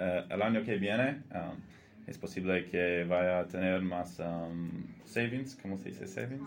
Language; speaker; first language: Spanish; non-native, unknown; English